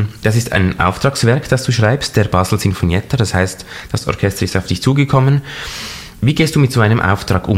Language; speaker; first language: German; native; German